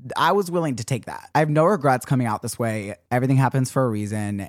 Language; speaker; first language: English; native; English